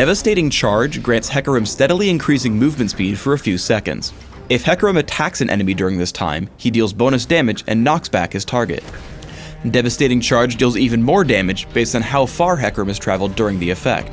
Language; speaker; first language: English; native; English